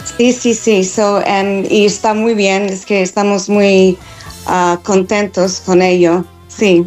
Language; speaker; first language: Spanish; non-native, fluent; English